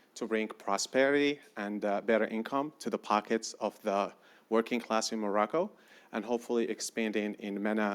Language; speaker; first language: English; non-native, fluent; Arabic